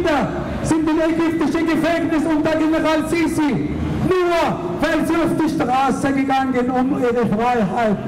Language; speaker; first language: German; non-native, learner; Arabic